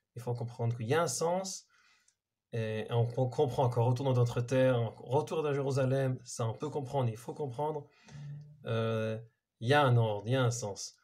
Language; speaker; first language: French; non-native, fluent; Hebrew